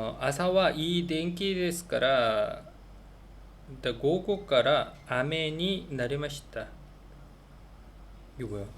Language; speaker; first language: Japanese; non-native, learner; Korean